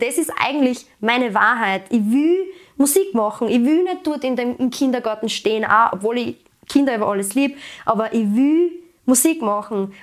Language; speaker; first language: German; native; German